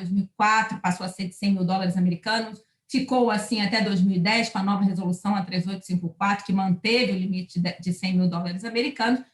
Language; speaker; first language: Portuguese; native; Portuguese